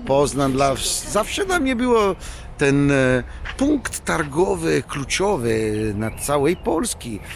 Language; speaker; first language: Polish; non-native, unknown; Italian